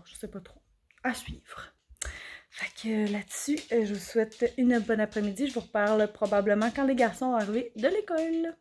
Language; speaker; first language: French; native; French